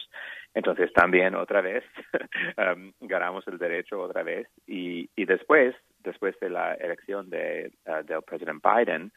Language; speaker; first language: Spanish; non-native, learner; English